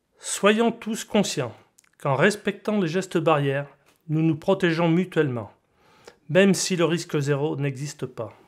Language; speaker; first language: French; native; French